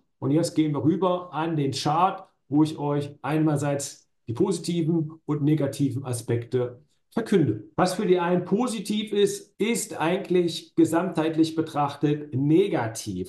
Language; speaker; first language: German; native; German